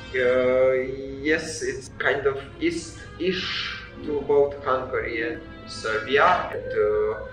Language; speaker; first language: English; non-native, fluent; Romanian